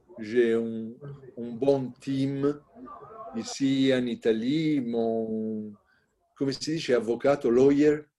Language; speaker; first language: French; non-native, learner; Italian